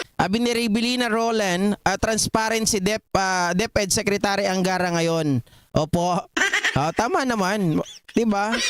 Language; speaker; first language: Filipino; non-native, local second language; Iloko